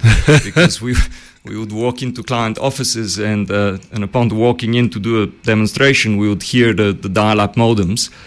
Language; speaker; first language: English; early bilingual, other home language; Bulgarian